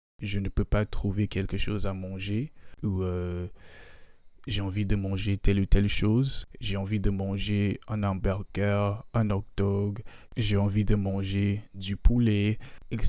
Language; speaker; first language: French; non-native, fluent; English